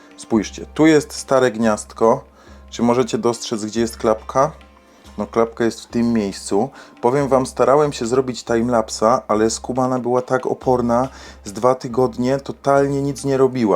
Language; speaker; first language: Polish; native; Polish